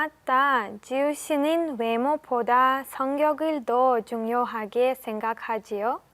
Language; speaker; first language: Korean; non-native, learner; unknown